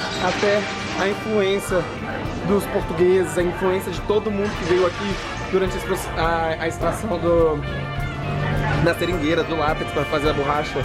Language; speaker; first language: Portuguese; native; Portuguese